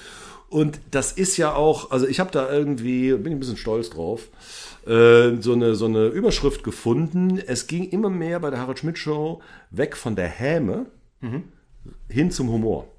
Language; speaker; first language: German; native; German